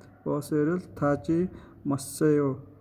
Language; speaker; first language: Korean; non-native, fluent; Mongolian